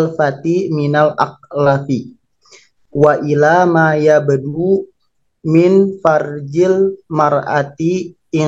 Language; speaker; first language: Arabic; non-native, learner; Indonesian